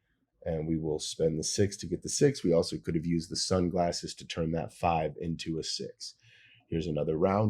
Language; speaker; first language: English; native; English